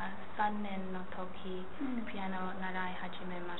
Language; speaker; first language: Japanese; non-native, learner; English